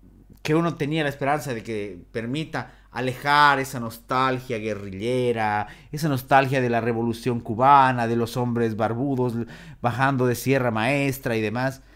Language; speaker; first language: Spanish; native; Spanish